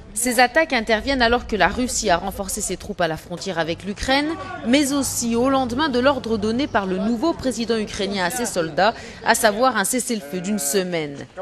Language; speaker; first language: French; native; French